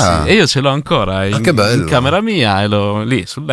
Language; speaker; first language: Italian; native; Italian